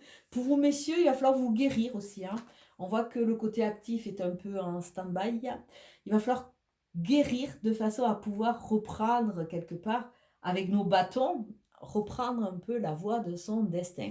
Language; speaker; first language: French; native; French